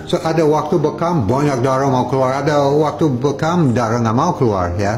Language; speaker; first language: Indonesian; non-native, fluent; English